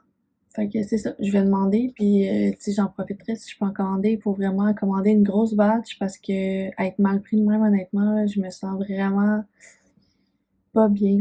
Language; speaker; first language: French; native; French